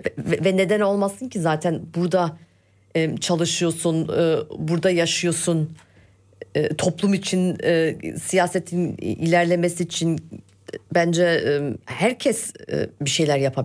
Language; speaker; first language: Turkish; early bilingual, heritage; Turkish